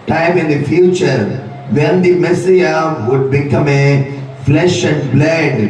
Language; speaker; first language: English; non-native, local second language; Telugu